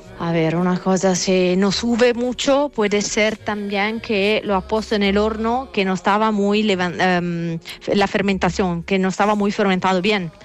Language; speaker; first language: Spanish; non-native, fluent; Italian